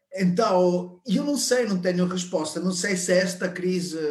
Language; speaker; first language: Portuguese; non-native, fluent; Italian